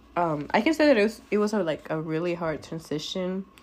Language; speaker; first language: English; non-native, fluent; Spanish